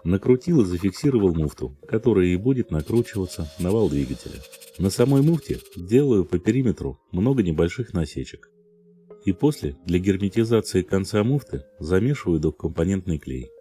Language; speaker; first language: Russian; native; Russian